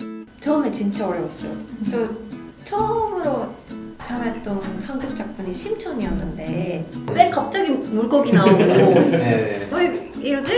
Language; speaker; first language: Korean; non-native, fluent; Japanese